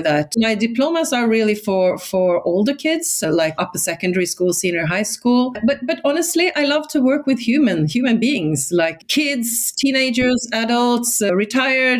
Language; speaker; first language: English; non-native, fluent; Swedish